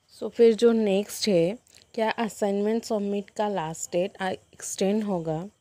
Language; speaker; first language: Hindi; non-native, local second language; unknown